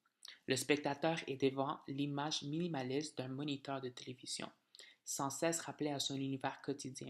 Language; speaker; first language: French; native; French